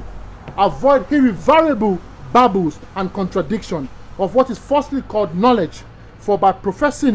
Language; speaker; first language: English; non-native, local second language; Yoruba